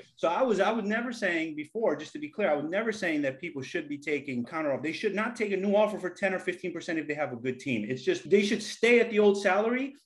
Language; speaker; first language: English; native; English